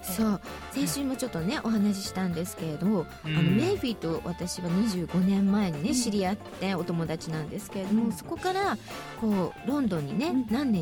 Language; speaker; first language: Japanese; native; Japanese